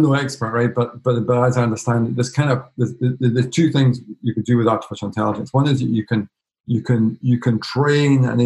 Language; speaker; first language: English; native; English